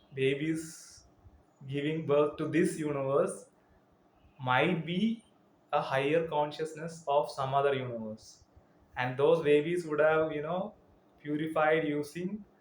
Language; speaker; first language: English; non-native, local second language; Malayalam